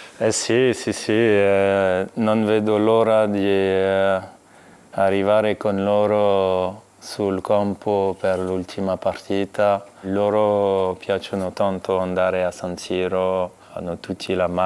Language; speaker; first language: Italian; non-native, fluent; French